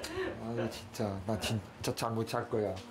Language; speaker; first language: Korean; non-native, learner; French